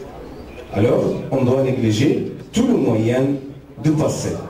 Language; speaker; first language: French; non-native, fluent; Arabic